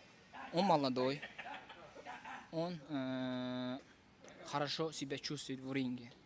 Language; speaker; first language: Russian; non-native, fluent; Uzbek